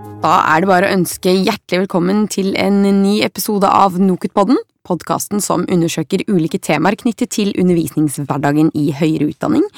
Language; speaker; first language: Norwegian; native; Norwegian